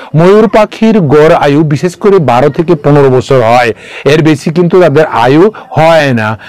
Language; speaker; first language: Bangla; non-native, local second language; Kok Borok